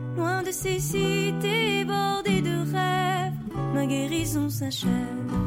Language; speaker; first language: French; native; French